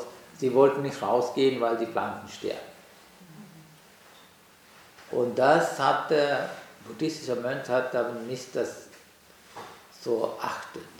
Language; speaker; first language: German; non-native, learner; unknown